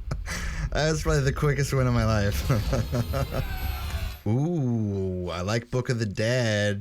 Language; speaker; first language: English; native; English